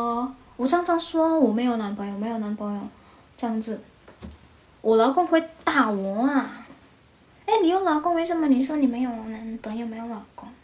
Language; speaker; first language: Chinese; non-native, learner; Indonesian